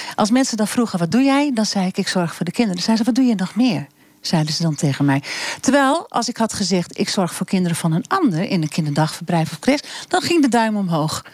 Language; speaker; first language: Dutch; native; Dutch